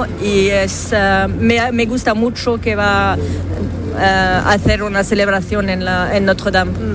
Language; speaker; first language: Spanish; non-native, fluent; French